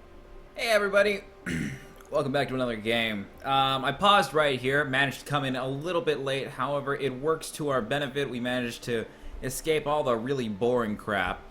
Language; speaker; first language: English; native; English